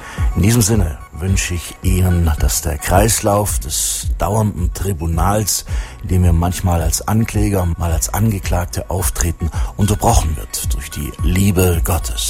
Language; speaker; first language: German; native; German